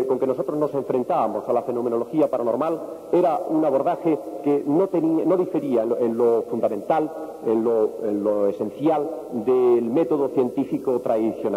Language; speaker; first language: Spanish; native; Spanish